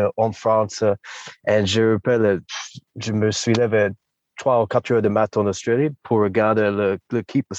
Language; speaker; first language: French; non-native, learner; English